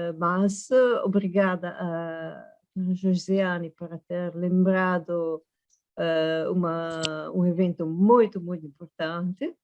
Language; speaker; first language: Portuguese; non-native, fluent; Italian